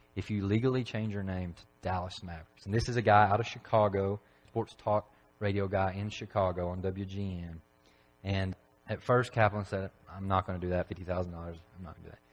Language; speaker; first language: English; native; English